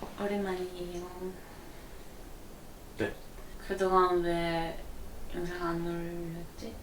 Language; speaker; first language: Korean; non-native, learner; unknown